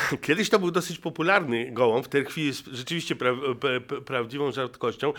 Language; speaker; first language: Polish; native; Polish